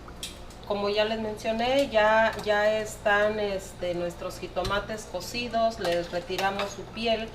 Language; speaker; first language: Spanish; native; Spanish